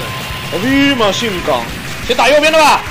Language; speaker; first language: Chinese; native; Chinese